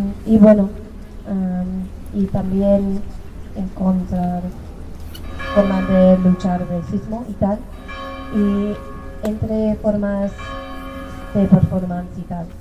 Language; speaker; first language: Spanish; non-native, learner; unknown